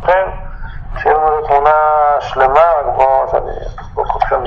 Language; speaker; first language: Hebrew; native; Hebrew